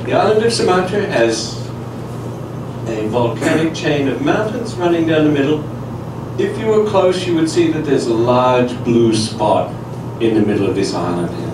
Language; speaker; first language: English; native; English